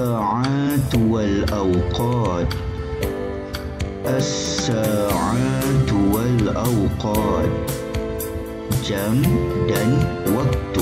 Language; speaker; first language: Arabic; non-native, fluent; Malay